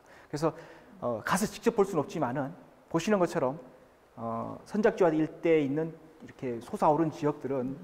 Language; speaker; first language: Korean; native; Korean